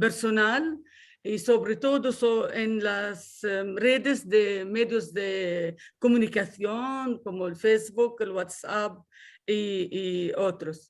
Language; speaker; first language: Spanish; non-native, fluent; Arabic